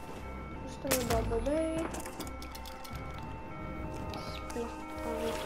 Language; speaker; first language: Swedish; native; Swedish